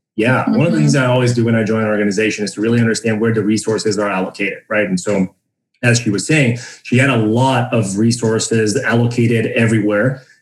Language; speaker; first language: English; non-native, fluent; Portuguese